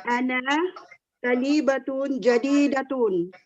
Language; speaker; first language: Arabic; non-native, learner; Filipino